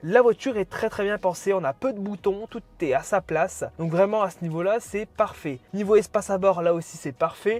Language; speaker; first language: French; native; French